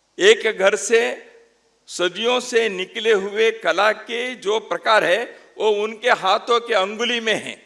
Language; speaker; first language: Hindi; non-native, local second language; Kannada